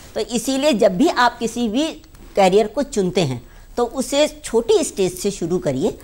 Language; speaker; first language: Hindi; native; Hindi